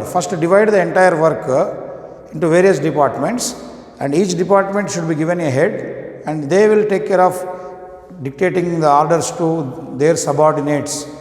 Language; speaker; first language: English; non-native, local second language; Telugu